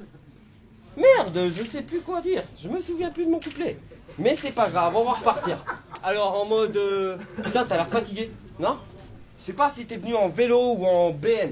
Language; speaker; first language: French; native; French